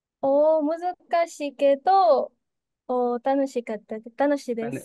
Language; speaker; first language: Japanese; non-native, learner; Filipino